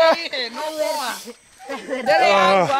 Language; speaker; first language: Spanish; native; Spanish